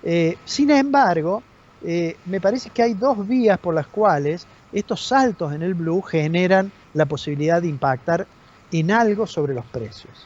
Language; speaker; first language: Spanish; native; Spanish